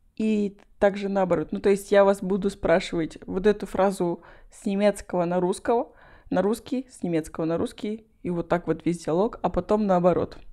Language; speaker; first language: Russian; non-native, fluent; Spanish